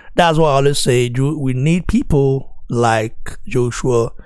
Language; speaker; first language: English; non-native, local second language; Bini